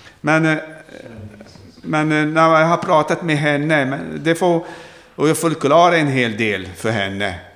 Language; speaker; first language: Swedish; non-native, fluent; Arabic